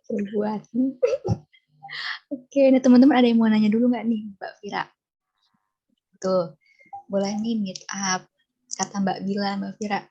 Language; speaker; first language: Indonesian; native; Indonesian